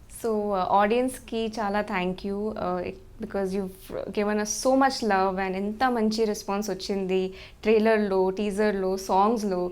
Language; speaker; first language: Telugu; non-native, learner; Hindi